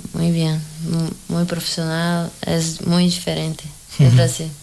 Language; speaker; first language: Spanish; non-native, learner; Portuguese